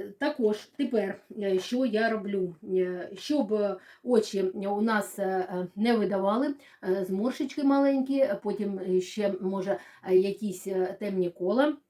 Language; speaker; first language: Ukrainian; native; Ukrainian